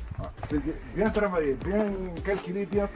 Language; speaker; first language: French; non-native, local second language; Arabic